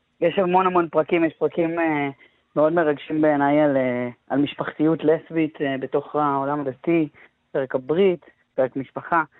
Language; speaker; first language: Hebrew; native; Hebrew